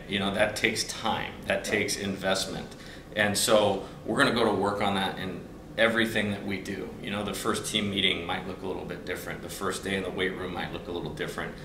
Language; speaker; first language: English; native; English